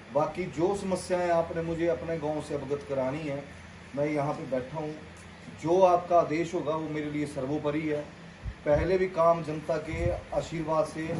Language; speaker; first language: Hindi; native; Hindi